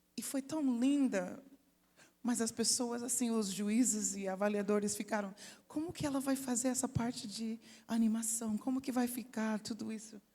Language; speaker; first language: Portuguese; non-native, fluent; English